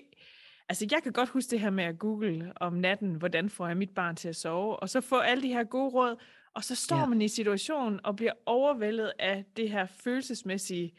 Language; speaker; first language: Danish; native; Danish